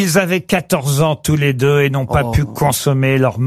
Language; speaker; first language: French; native; French